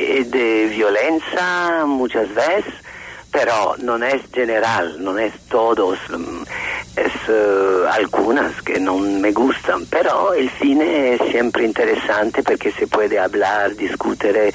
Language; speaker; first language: Spanish; non-native, learner; Italian